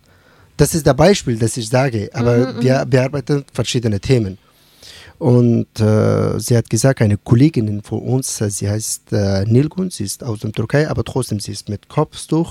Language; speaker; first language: German; non-native, learner; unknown